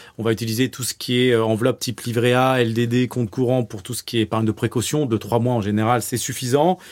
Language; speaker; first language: French; native; French